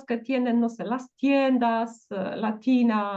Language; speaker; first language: Spanish; non-native, fluent; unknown